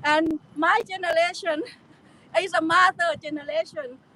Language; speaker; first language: English; non-native, fluent; Thai